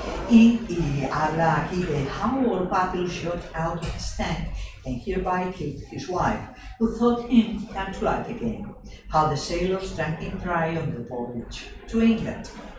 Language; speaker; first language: English; non-native, fluent; Spanish